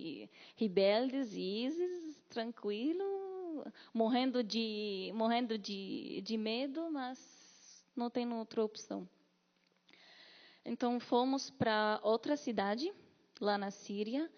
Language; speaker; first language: Portuguese; non-native, learner; Arabic